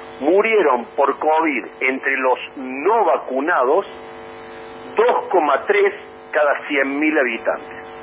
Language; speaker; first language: Spanish; native; Spanish